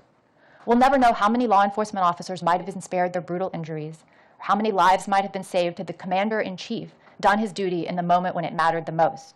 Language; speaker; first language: English; native; English